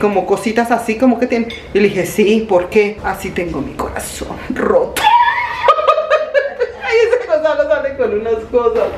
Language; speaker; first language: Spanish; native; Spanish